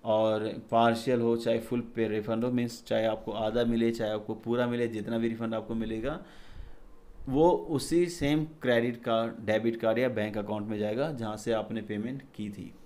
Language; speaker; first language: Hindi; native; Hindi